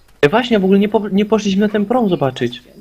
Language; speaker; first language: Polish; native; Polish